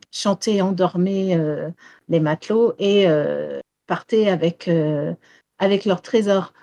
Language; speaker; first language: French; non-native, fluent; English